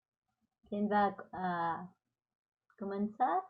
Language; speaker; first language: Spanish; non-native, learner; French